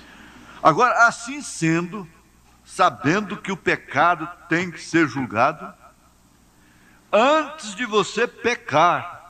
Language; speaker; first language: Portuguese; native; Portuguese